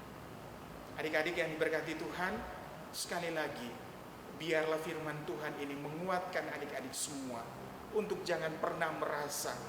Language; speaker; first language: Indonesian; native; Indonesian